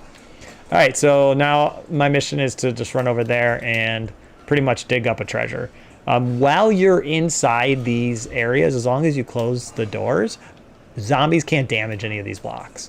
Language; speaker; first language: English; native; English